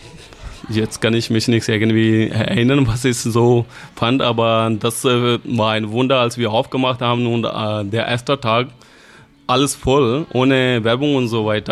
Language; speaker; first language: German; non-native, fluent; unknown